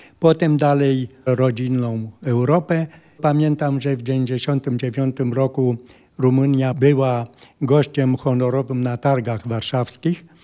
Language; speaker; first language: Polish; non-native, fluent; Romanian